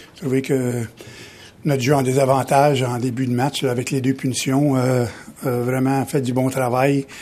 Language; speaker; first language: French; native; French